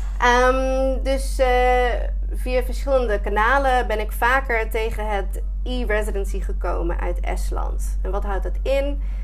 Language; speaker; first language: Dutch; non-native, fluent; English